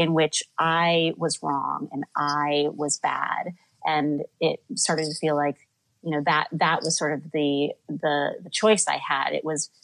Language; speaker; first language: English; native; English